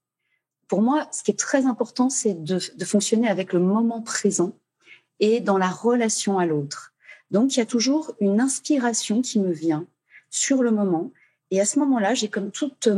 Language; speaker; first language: French; native; French